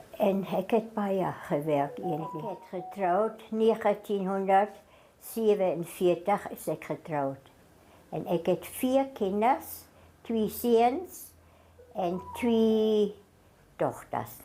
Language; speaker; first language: Afrikaans; non-native, local second language; German